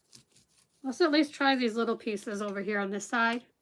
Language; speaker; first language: English; native; English